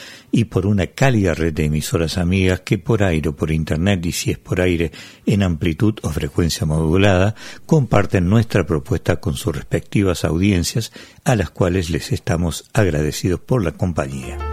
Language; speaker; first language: Spanish; native; Spanish